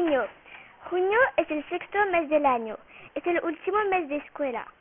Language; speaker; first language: Spanish; non-native, learner; French